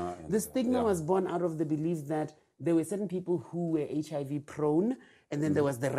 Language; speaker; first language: English; non-native, local second language; Tswana